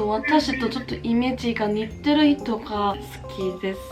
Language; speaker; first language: Japanese; non-native, learner; Korean